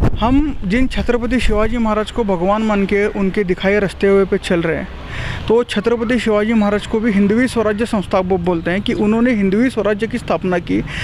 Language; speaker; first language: Hindi; non-native, local second language; Marathi